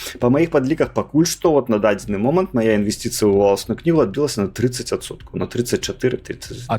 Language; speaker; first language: Belarusian; non-native, local second language; Russian